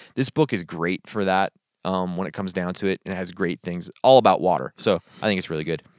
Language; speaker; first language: English; native; English